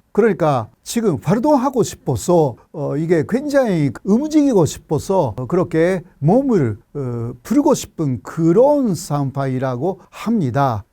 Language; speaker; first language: Korean; non-native, fluent; Japanese